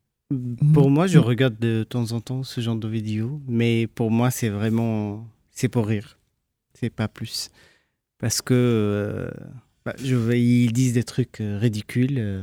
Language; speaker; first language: French; non-native, fluent; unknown